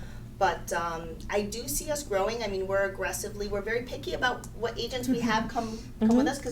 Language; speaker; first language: English; native; English